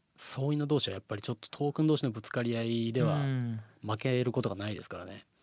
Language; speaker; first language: Japanese; native; Japanese